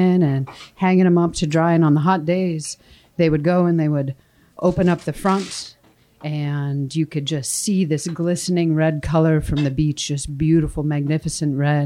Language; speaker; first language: English; native; English